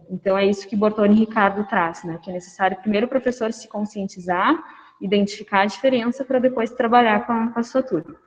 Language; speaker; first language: Portuguese; native; Portuguese